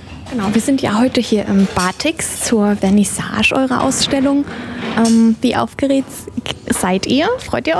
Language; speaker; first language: German; native; German